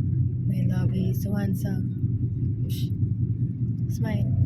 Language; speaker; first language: English; non-native, local second language; Filipino